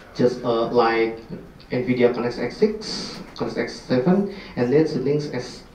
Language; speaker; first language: English; non-native, learner; Indonesian